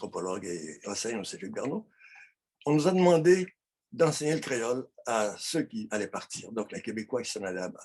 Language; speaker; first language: French; non-native, local second language; Haitian Creole